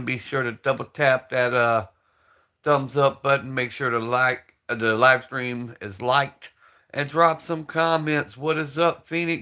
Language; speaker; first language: English; native; English